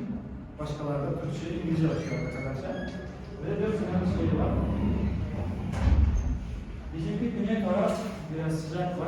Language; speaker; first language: Turkish; non-native, learner; Kazakh